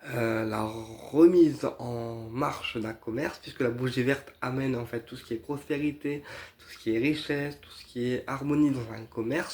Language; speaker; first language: French; native; French